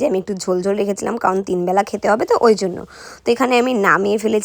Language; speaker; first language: Bangla; native; Bangla